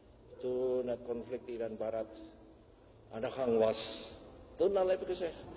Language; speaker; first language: Dutch; non-native, fluent; Indonesian